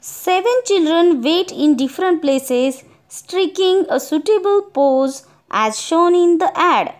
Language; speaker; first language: English; non-native, local second language; Marathi